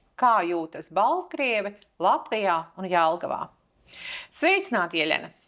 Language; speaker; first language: Latvian; native; Latvian